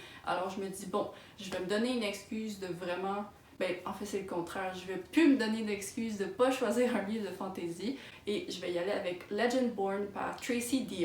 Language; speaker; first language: French; native; French